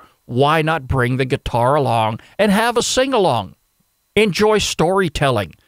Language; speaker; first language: English; native; English